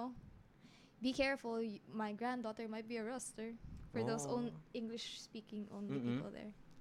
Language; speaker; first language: English; non-native, local second language; Filipino